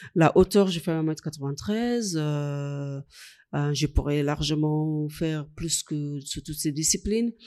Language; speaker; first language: French; non-native, fluent; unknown